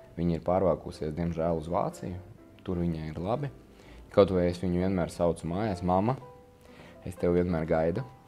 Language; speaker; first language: Latvian; non-native, local second language; Russian